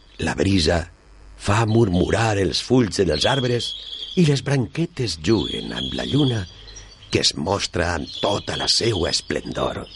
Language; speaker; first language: Catalan; non-native, local second language; Spanish